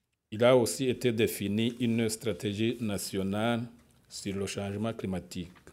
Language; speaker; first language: French; non-native, local second language; Rundi